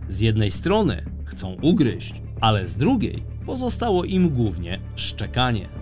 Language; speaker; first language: Polish; native; Polish